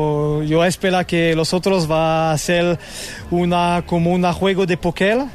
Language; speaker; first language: Spanish; non-native, learner; French